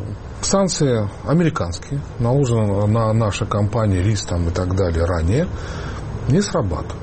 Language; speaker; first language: Russian; native; Russian